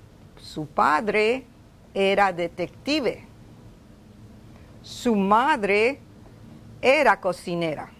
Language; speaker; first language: Spanish; non-native, fluent; English